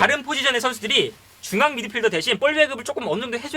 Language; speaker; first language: Korean; native; Korean